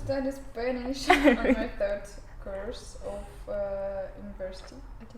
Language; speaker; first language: English; non-native, learner; Russian